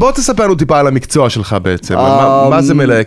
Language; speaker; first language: Hebrew; native; Hebrew